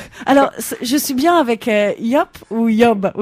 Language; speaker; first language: French; native; French